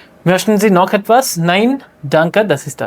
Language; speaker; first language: German; non-native, fluent; Hindi